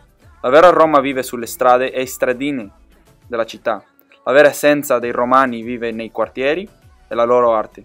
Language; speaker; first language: Italian; non-native, learner; Spanish